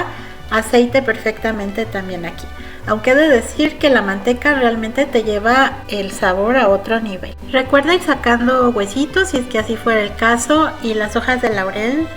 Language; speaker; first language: Spanish; native; Spanish